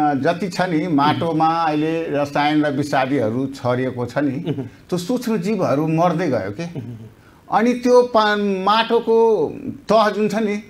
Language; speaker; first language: Nepali; non-native, local second language; Maithili